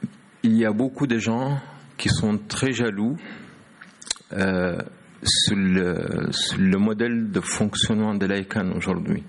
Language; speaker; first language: French; non-native, local second language; Arabic